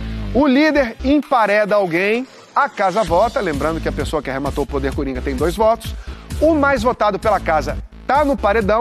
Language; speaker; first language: Portuguese; native; Portuguese